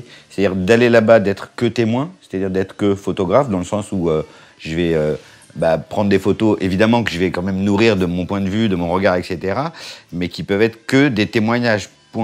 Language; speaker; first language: French; native; French